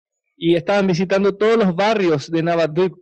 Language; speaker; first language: Spanish; native; Spanish